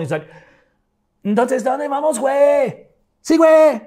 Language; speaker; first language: Spanish; non-native, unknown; English